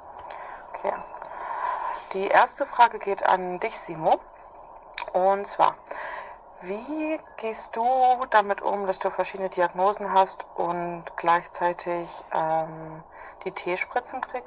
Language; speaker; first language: German; native; German